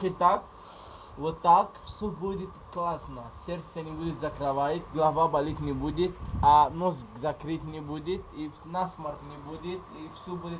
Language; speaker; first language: Russian; non-native, learner; Arabic